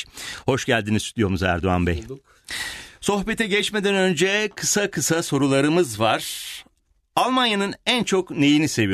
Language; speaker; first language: Turkish; native; Turkish